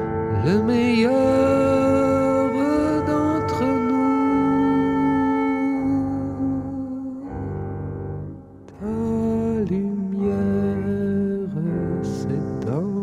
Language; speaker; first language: French; native; French